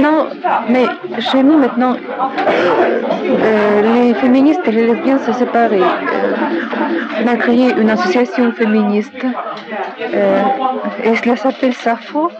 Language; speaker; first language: French; non-native, fluent; Russian